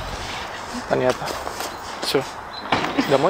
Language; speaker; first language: Russian; non-native, learner; Indonesian